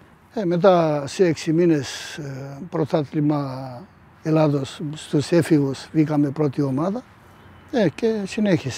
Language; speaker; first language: Greek; non-native, fluent; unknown